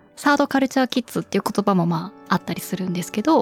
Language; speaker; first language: Japanese; early bilingual, heritage; Japanese